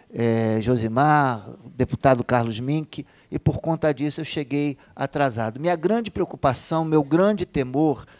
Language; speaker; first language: Portuguese; native; Portuguese